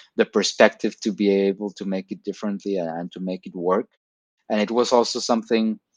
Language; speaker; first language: English; non-native, fluent; Spanish